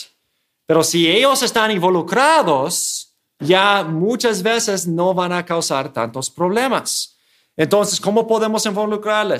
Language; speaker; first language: Spanish; non-native, fluent; English